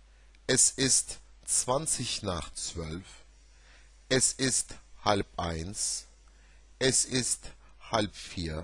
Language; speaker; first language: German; non-native, fluent; Turkish